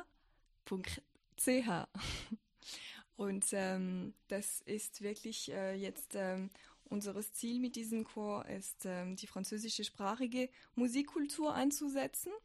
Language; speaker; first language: German; non-native, fluent; French